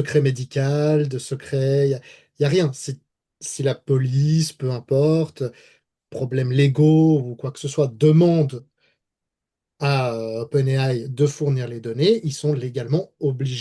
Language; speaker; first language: French; native; French